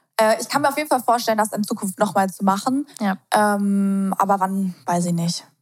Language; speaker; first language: German; native; German